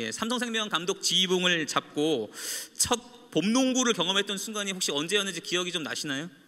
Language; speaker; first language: Korean; native; Korean